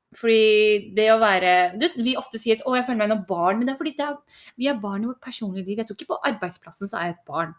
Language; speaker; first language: Norwegian; early bilingual, other home language; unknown